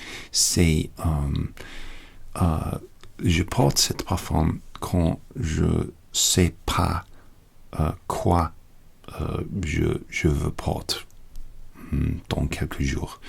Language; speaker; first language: French; non-native, learner; English